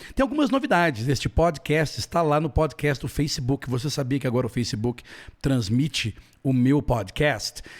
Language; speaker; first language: Portuguese; native; Portuguese